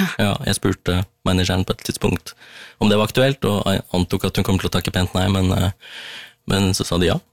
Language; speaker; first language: Norwegian; early bilingual, other home language; Tamil